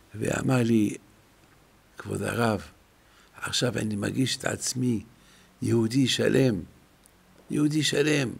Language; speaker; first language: Hebrew; non-native, fluent; French